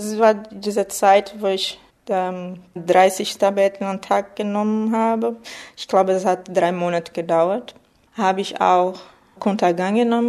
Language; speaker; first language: German; non-native, fluent; Portuguese